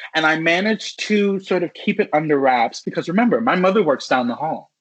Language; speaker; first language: English; native; English